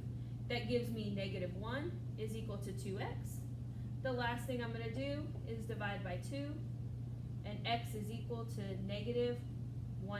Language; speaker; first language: English; native; English